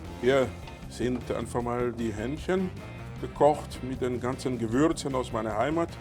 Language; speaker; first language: German; non-native, fluent; Ewe